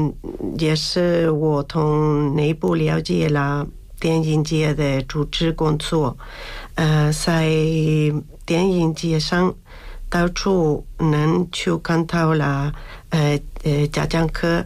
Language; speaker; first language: Chinese; non-native, fluent; Spanish